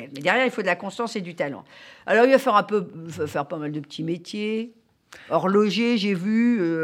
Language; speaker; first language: French; native; French